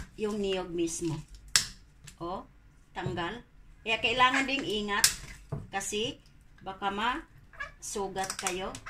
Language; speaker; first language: Filipino; non-native, local second language; Cebuano